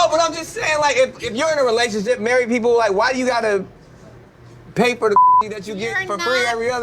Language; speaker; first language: English; native; English